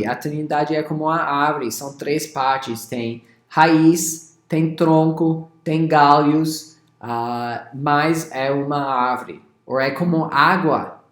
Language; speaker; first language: Portuguese; non-native, fluent; English